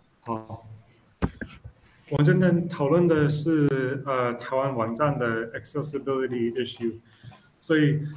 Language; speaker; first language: Chinese; non-native, learner; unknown